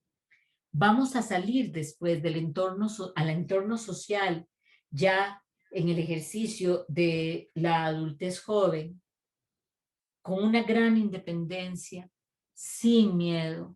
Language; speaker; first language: Spanish; native; Spanish